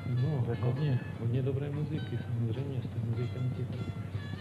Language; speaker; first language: Czech; native; Czech